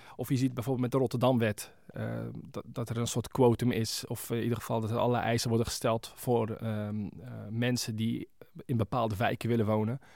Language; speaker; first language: Dutch; early bilingual, other home language; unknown